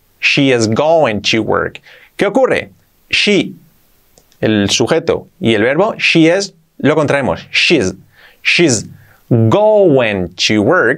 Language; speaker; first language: English; non-native, fluent; Spanish